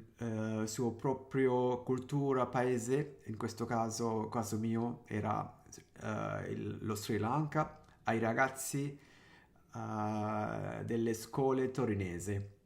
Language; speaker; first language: Italian; non-native, fluent; Sinhala